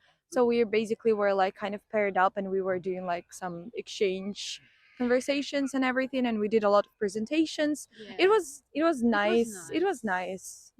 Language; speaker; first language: English; non-native, fluent; Ukrainian